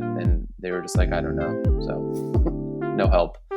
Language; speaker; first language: English; native; English